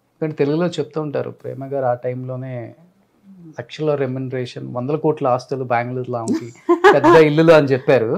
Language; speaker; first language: Telugu; native; Telugu